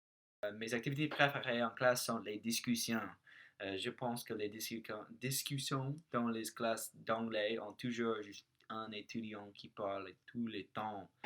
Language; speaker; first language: French; non-native, learner; English